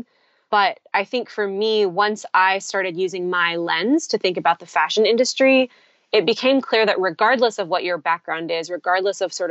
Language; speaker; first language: English; native; English